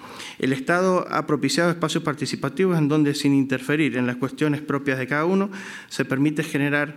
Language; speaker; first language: Spanish; native; Spanish